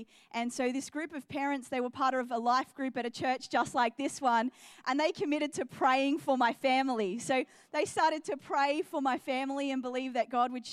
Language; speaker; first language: English; native; English